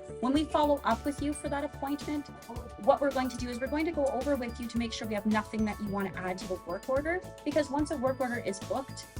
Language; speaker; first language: English; native; English